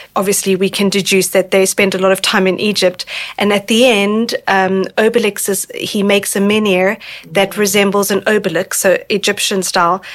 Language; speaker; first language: English; native; English